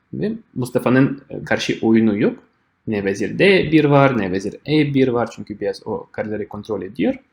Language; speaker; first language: Turkish; non-native, fluent; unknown